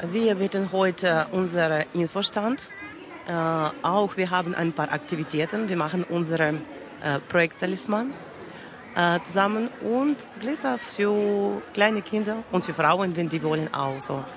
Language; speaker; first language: German; non-native, learner; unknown